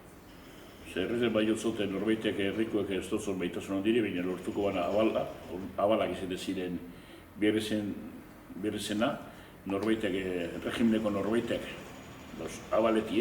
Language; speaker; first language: Basque; native; Basque